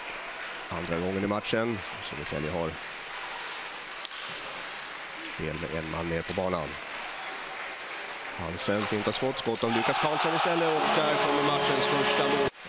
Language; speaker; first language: Swedish; native; Swedish